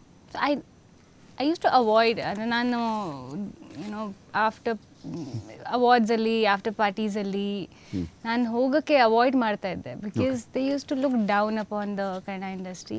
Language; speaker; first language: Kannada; non-native, fluent; Hindi